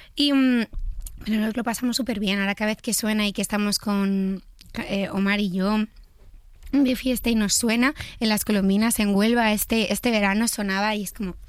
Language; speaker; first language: Spanish; native; Spanish